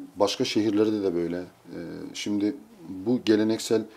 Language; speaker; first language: Turkish; native; Turkish